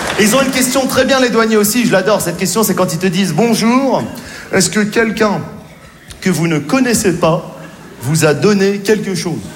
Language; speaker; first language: French; native; French